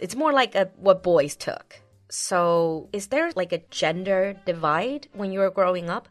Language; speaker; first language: English; non-native, fluent; Chinese